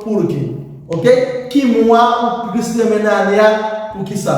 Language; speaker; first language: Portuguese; non-native, fluent; Haitian Creole